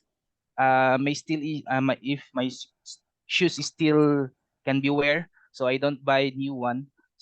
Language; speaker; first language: English; non-native, learner; Cebuano